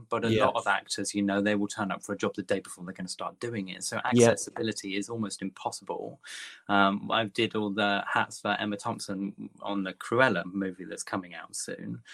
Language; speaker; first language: English; native; English